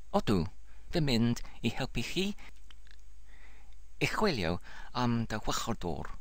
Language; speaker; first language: Welsh; non-native, learner; English